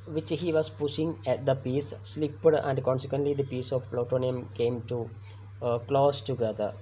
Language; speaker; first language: English; non-native, local second language; Malayalam